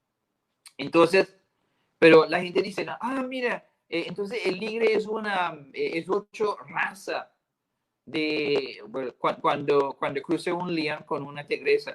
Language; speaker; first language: Spanish; non-native, fluent; English